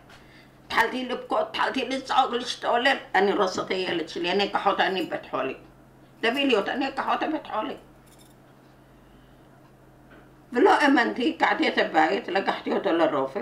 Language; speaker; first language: Hebrew; non-native, learner; Arabic